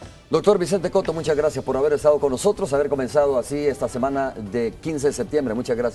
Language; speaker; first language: Spanish; native; Spanish